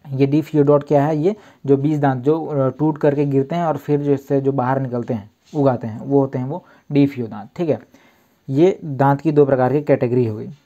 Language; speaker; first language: Hindi; native; Hindi